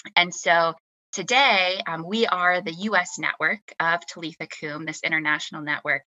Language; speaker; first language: English; native; English